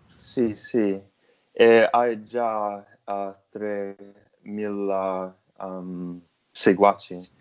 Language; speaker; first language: Italian; non-native, learner; English